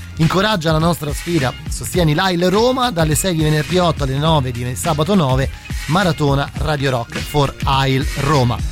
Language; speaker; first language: Italian; native; Italian